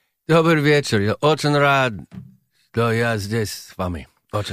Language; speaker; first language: Russian; non-native, learner; English